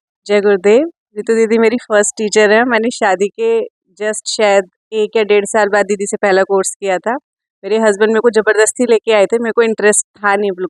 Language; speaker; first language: Hindi; native; Hindi